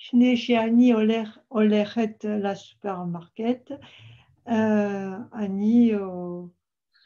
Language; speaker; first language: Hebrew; non-native, learner; French